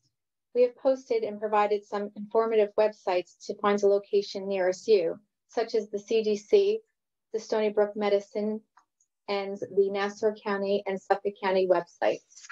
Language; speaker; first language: English; native; English